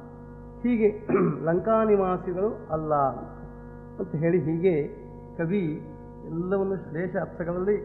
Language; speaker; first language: Kannada; native; Kannada